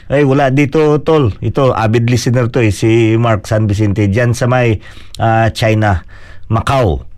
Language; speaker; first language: Filipino; non-native, local second language; Cebuano